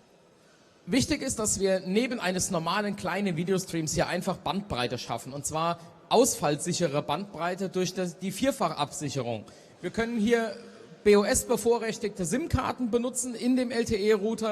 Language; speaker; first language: German; native; German